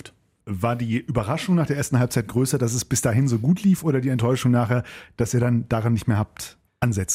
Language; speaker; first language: German; native; German